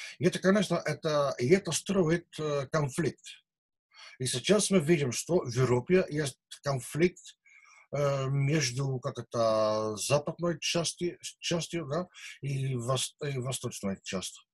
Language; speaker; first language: Russian; non-native, learner; Dutch